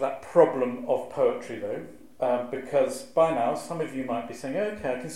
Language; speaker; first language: English; native; English